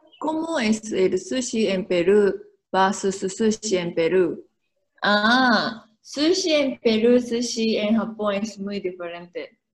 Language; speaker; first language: Spanish; non-native, learner; Japanese